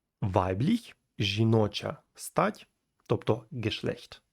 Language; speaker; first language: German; non-native, fluent; Ukrainian